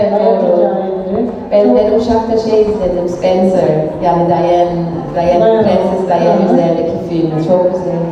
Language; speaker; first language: Turkish; early bilingual, heritage; Turkish